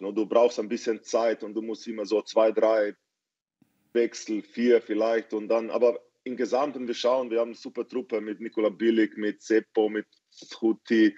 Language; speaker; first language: German; non-native, fluent; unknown